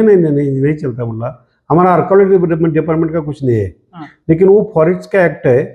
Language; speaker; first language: Hindi; non-native, local second language; Marathi